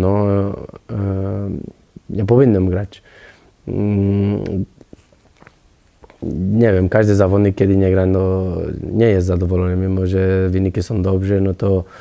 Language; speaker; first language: Polish; non-native, learner; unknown